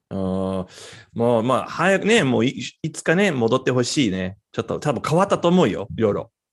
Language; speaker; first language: Japanese; non-native, fluent; English